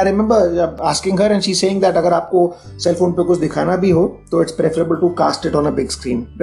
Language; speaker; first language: English; non-native, local second language; Hindi